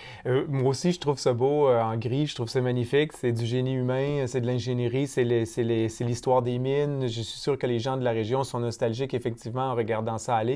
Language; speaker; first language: French; native; French